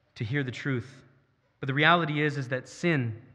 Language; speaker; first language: English; native; English